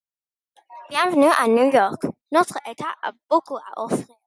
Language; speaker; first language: French; non-native, learner; English